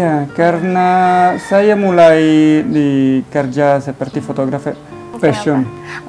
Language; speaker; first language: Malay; non-native, learner; Italian